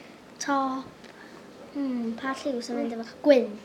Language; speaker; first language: Welsh; native; Welsh